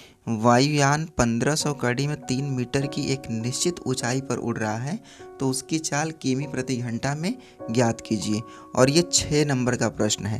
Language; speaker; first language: Hindi; native; Hindi